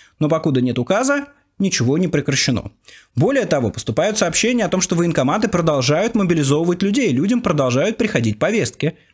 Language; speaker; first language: Russian; native; Russian